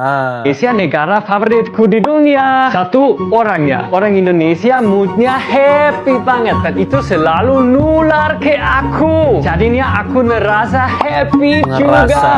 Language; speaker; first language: Indonesian; non-native, fluent; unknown